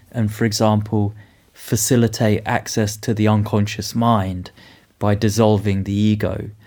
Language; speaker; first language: English; native; English